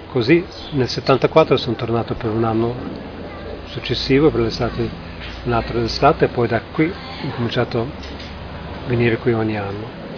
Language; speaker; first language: Italian; non-native, fluent; English